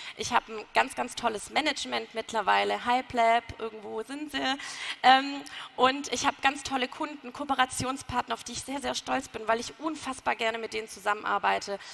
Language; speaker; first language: German; native; German